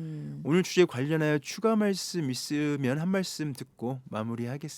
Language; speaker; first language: Korean; native; Korean